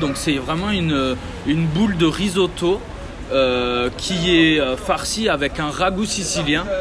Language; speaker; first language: French; early bilingual, other home language; Italian